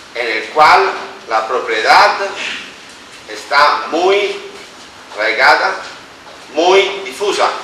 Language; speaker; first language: Spanish; non-native, fluent; Italian